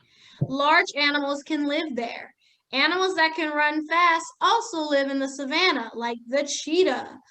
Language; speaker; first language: English; native; English